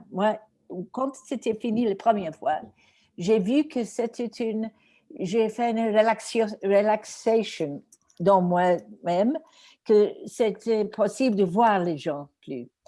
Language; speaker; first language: French; non-native, learner; Greek